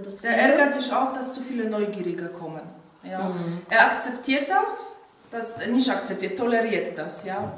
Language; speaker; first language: German; non-native, fluent; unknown